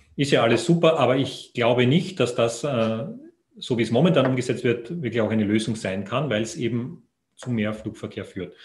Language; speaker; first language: German; native; German